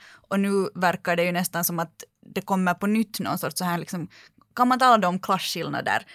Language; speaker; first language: Swedish; native; Swedish